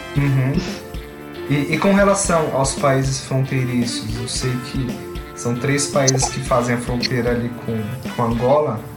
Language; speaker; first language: Portuguese; native; Portuguese